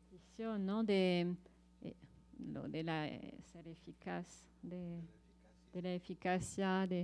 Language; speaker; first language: Spanish; non-native, fluent; French